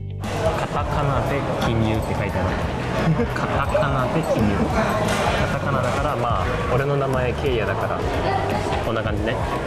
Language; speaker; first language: Japanese; native; Japanese